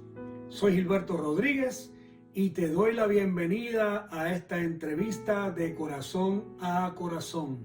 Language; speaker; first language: Spanish; native; Spanish